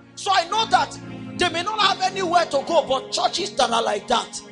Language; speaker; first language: English; non-native, local second language; Yoruba